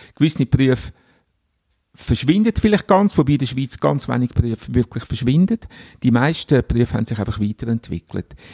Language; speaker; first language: German; native; German